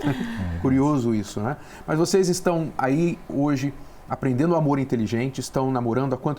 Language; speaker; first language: Portuguese; native; Portuguese